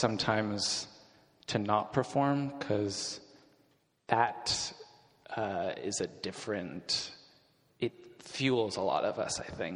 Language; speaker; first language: English; native; English